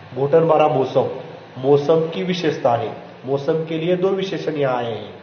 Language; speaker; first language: Hindi; non-native, local second language; Marathi